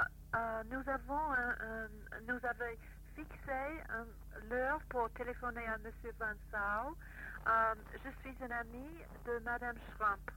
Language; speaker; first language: French; non-native, fluent; English